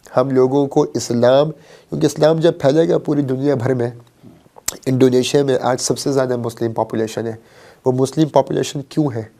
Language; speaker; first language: Urdu; early bilingual, heritage; Urdu